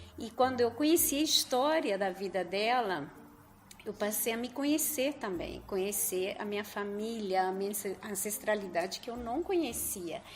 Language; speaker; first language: Portuguese; non-native, fluent; Spanish